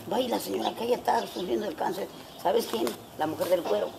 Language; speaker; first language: Spanish; native; Spanish